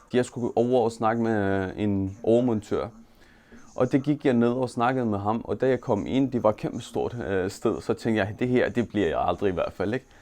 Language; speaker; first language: Danish; non-native, fluent; Turkish